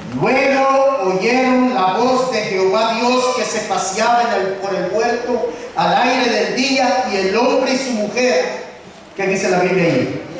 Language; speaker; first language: Spanish; native; Spanish